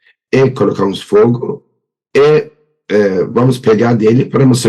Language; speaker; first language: Portuguese; non-native, learner; Persian